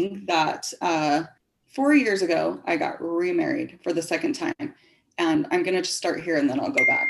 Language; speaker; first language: English; native; English